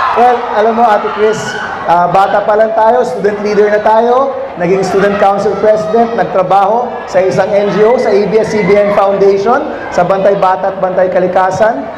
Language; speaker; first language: Filipino; native; Filipino